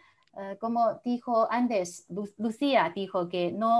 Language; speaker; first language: Spanish; non-native, fluent; Chinese